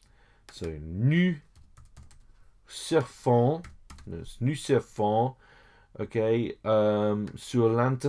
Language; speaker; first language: French; non-native, fluent; English